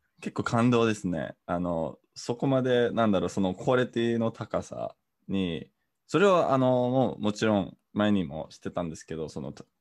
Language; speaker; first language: Japanese; non-native, fluent; English